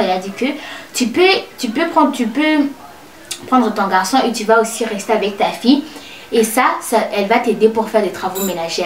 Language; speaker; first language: French; non-native, local second language; Kinyarwanda